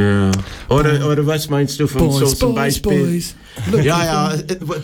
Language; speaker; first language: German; non-native, learner; English